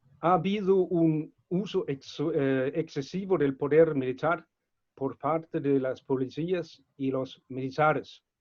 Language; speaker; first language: Spanish; non-native, fluent; Danish